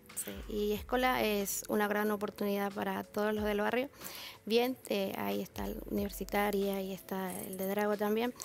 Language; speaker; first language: Spanish; native; Spanish